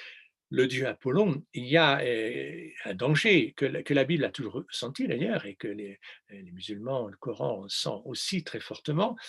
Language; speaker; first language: French; native; French